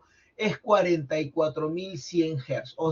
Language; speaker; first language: Spanish; native; Spanish